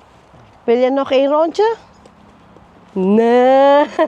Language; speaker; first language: Dutch; non-native, learner; Filipino